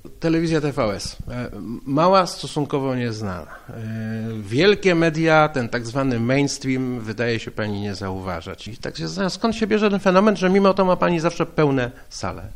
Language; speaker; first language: Polish; native; Polish